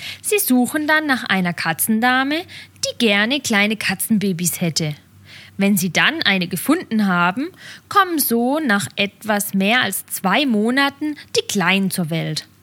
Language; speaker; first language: German; native; German